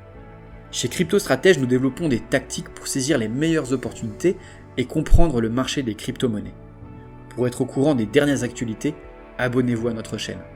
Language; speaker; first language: French; native; French